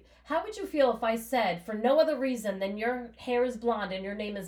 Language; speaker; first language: English; native; English